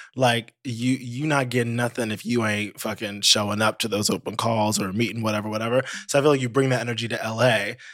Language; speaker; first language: English; native; English